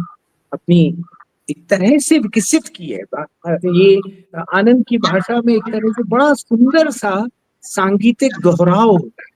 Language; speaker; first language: Hindi; native; Hindi